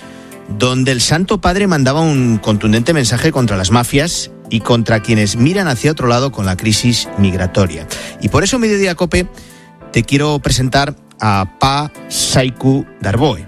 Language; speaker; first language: Spanish; native; Spanish